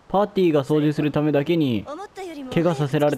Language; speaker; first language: Japanese; native; Japanese